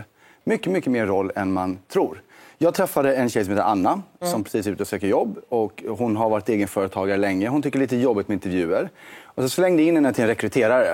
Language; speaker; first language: Swedish; native; Swedish